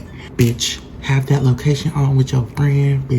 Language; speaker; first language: English; native; English